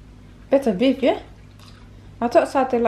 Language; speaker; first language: English; non-native, local second language; Indonesian